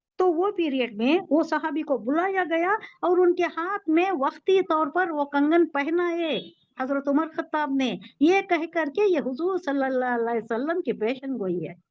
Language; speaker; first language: Urdu; native; Urdu